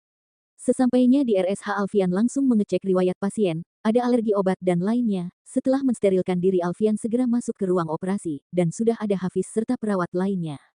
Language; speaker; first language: Indonesian; native; Indonesian